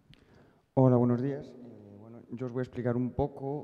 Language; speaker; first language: Spanish; native; Spanish